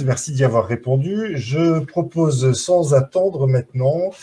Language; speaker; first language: French; native; French